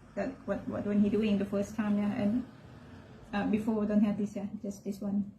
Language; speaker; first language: English; non-native, learner; Thai